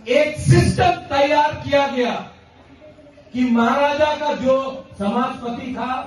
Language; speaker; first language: Hindi; non-native, local second language; Kok Borok